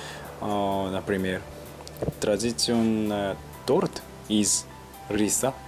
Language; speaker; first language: Russian; non-native, learner; Korean